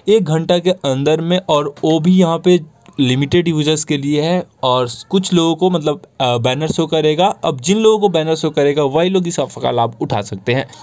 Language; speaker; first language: Hindi; native; Hindi